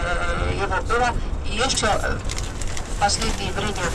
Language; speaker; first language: Russian; non-native, learner; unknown